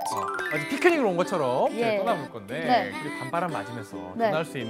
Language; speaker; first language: Korean; native; Korean